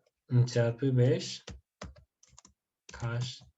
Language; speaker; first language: Turkish; non-native, fluent; Spanish